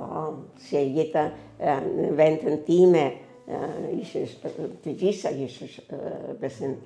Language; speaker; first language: Albanian; non-native, learner; Italian